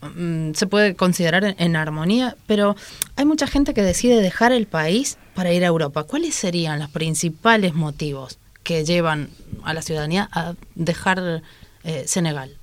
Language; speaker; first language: Spanish; native; Spanish